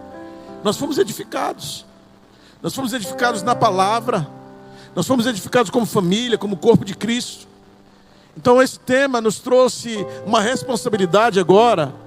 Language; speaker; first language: Portuguese; native; Portuguese